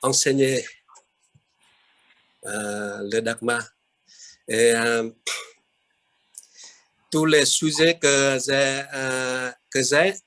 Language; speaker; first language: French; non-native, fluent; Vietnamese